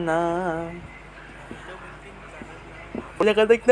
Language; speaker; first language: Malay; non-native, local second language; Javanese